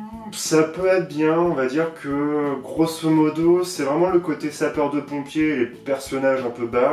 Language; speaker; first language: French; native; French